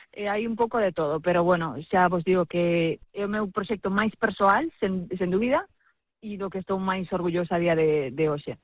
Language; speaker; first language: Galician; non-native, local second language; Spanish